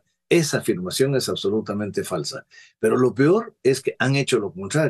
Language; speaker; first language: Spanish; native; Spanish